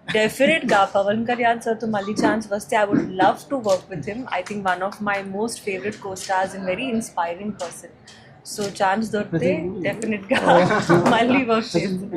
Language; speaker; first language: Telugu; non-native, fluent; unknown